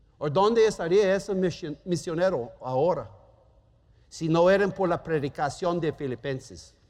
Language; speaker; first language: Spanish; non-native, fluent; German